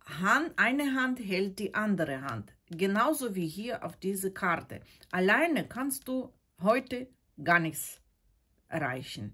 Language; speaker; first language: German; non-native, fluent; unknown